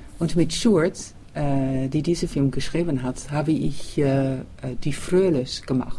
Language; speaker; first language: German; non-native, learner; Dutch